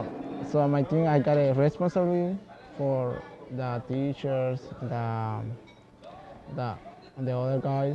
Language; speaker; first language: English; non-native, learner; Spanish